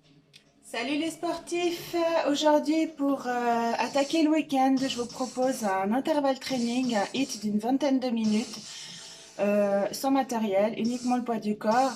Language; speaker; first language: French; native; French